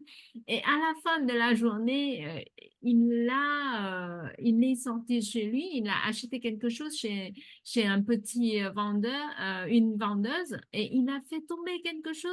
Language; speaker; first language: French; non-native, fluent; Vietnamese